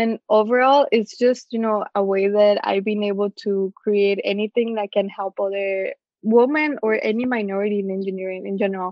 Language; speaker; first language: English; early bilingual, other home language; Spanish